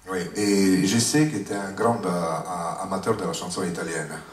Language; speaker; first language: French; non-native, fluent; Italian